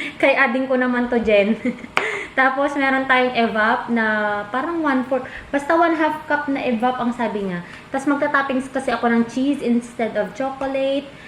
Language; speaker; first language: Filipino; non-native, local second language; Iloko